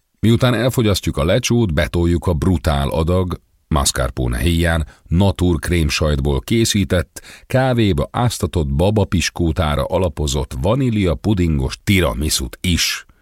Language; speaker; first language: Hungarian; native; Hungarian